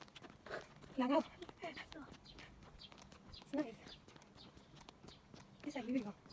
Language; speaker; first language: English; non-native, local second language; Filipino